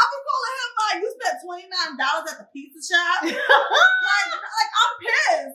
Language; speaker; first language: English; native; English